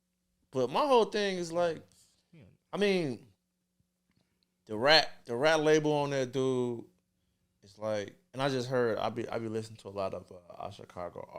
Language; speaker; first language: English; native; English